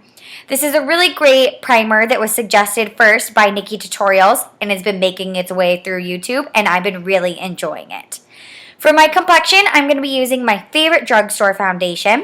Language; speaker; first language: English; native; English